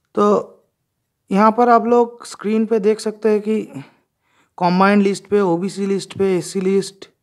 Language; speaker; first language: Hindi; non-native, local second language; Bangla